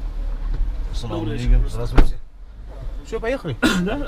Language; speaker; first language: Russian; non-native, local second language; Uzbek